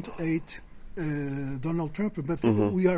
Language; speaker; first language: English; non-native, fluent; Portuguese